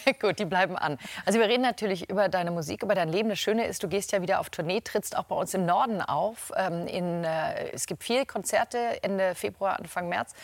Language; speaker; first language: German; native; German